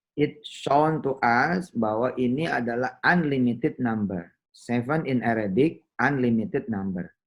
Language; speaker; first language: Indonesian; native; Indonesian